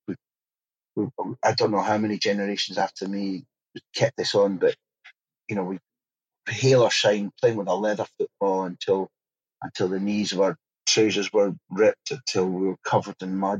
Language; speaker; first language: English; native; English